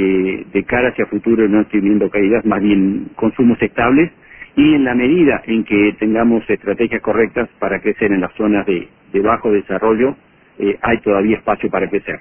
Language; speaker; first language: Spanish; native; Spanish